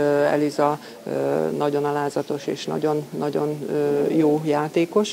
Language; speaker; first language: Hungarian; native; Hungarian